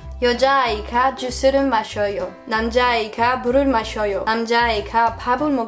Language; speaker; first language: Korean; non-native, learner; French